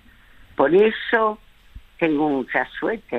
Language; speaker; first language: Spanish; early bilingual, other home language; French